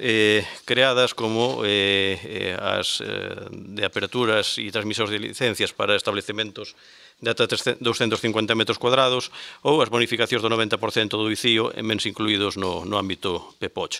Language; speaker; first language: Galician; native; Galician